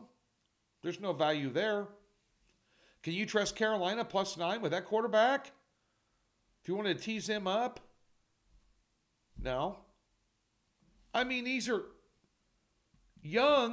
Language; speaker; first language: English; native; English